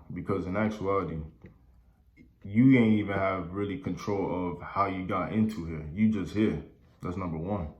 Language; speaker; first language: English; native; English